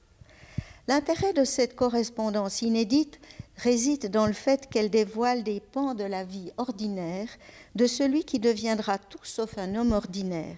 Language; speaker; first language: French; native; French